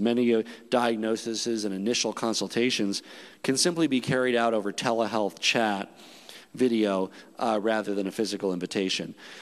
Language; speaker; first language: English; native; English